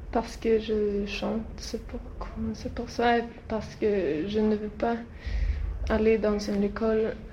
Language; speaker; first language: French; non-native, learner; Swedish